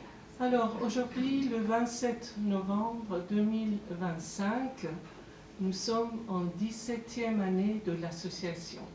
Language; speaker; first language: French; non-native, fluent; Persian